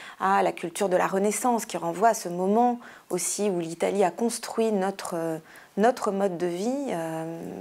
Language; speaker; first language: French; native; French